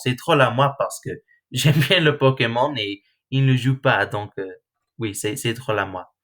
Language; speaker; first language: French; non-native, learner; English